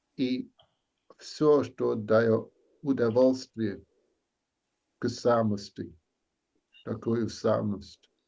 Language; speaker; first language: Russian; non-native, learner; English